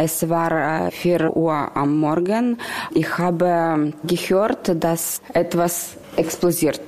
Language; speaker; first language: German; non-native, learner; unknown